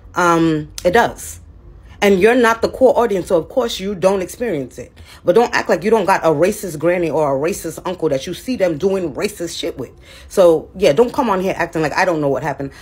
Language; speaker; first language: English; native; English